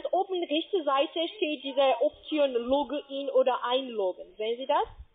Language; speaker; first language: German; non-native, learner; Spanish